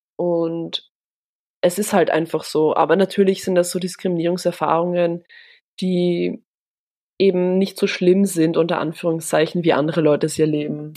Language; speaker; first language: German; early bilingual, other home language; Polish